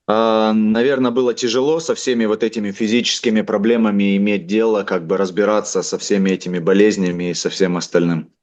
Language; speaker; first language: Russian; native; Russian